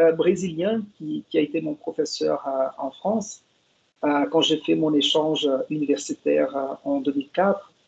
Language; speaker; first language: French; non-native, fluent; Portuguese